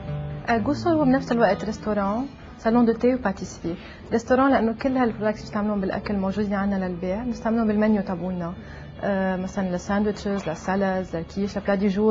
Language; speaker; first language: Arabic; native; Arabic